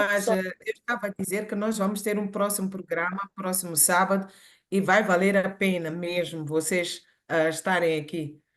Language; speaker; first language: Portuguese; non-native, local second language; Tsonga